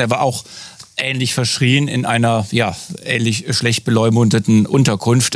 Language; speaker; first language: German; native; German